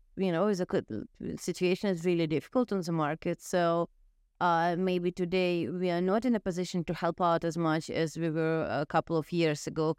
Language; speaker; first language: English; non-native, fluent; Ukrainian